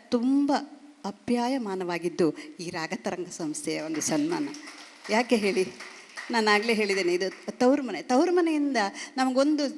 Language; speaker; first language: Kannada; native; Kannada